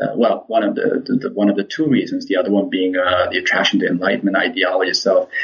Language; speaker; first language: English; early bilingual, other home language; Korean